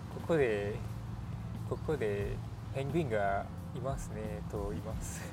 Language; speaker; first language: Japanese; non-native, learner; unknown